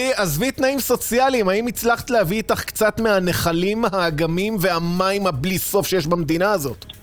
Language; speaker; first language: Hebrew; native; Hebrew